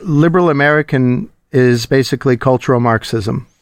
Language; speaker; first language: English; native; English